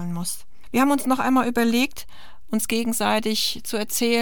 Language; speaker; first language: German; native; German